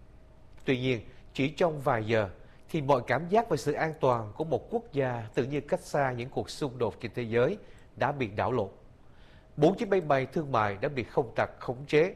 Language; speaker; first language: Vietnamese; native; Vietnamese